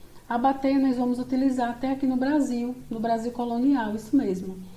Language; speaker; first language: Portuguese; native; Portuguese